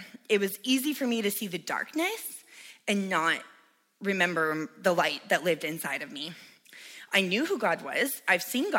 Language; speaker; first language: English; native; English